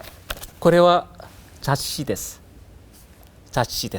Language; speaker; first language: Japanese; non-native, fluent; Korean